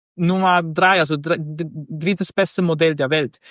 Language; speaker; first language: German; non-native, fluent; Spanish